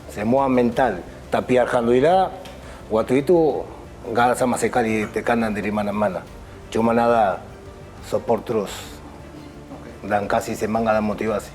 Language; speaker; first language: Indonesian; non-native, fluent; Spanish